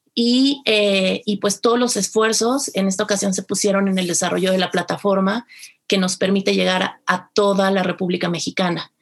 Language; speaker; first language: Spanish; native; Spanish